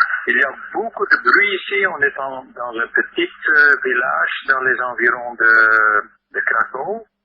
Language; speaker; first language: French; non-native, local second language; Dutch